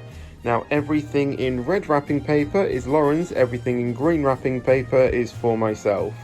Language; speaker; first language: English; native; English